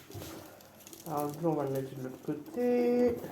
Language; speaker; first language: French; native; French